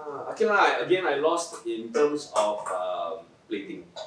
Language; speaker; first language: English; non-native, local second language; Chinese